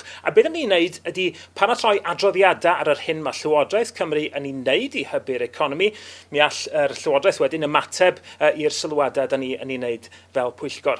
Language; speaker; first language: Welsh; native; Welsh